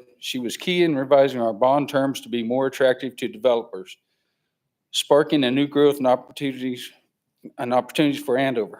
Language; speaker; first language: English; native; English